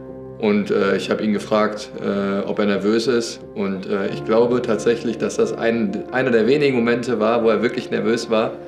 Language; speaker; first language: German; native; German